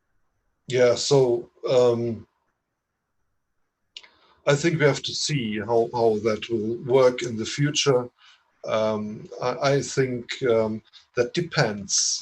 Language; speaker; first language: English; non-native, fluent; German